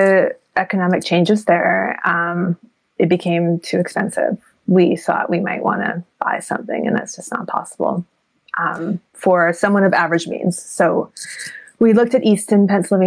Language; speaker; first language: English; native; English